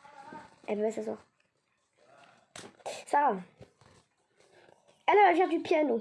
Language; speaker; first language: French; native; French